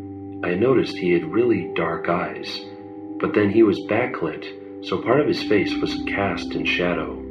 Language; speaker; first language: English; native; English